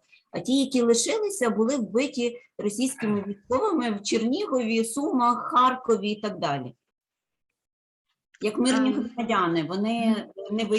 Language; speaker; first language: Ukrainian; native; Ukrainian